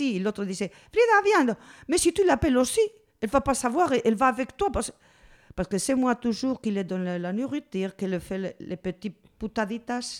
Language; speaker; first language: French; non-native, learner; Spanish